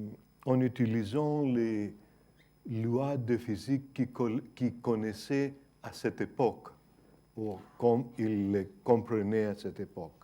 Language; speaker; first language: French; non-native, fluent; Greek